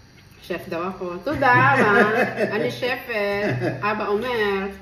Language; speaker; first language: Hebrew; non-native, learner; Filipino